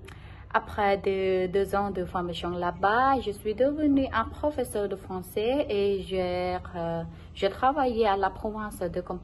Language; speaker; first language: French; non-native, local second language; Khmer